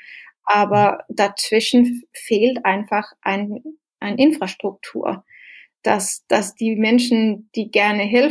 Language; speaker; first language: German; non-native, fluent; Danish